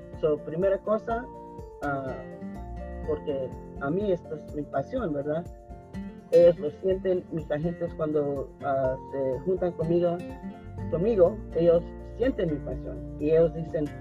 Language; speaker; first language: Spanish; early bilingual, heritage; Spanish